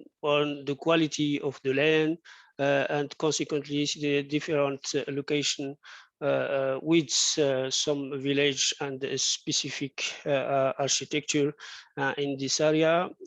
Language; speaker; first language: English; non-native, fluent; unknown